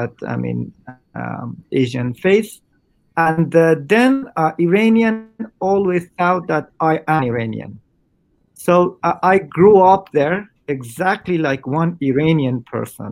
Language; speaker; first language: English; non-native, fluent; Persian